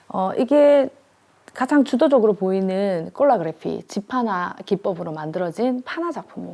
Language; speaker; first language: Korean; native; Korean